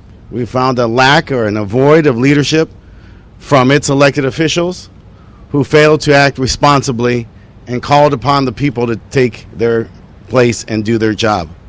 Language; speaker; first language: English; early bilingual, other home language; Spanish